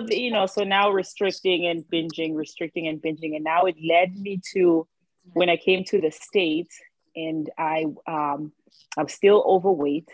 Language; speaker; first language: English; non-native, local second language; Swati